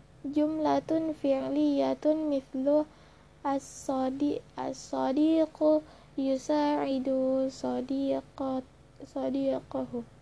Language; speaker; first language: Arabic; non-native, learner; Indonesian